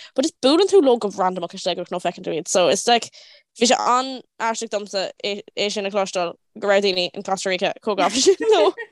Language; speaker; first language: Irish; non-native, local second language; English